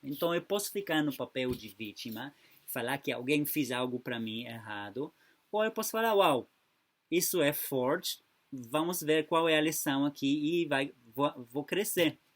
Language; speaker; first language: Portuguese; non-native, fluent; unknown